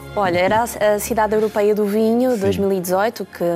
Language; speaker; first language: Portuguese; native; Portuguese